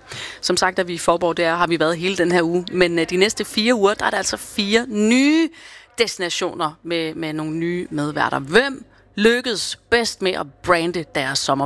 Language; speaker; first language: Danish; native; Danish